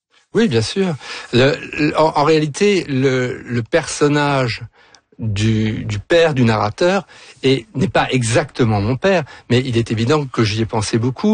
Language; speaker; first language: French; native; French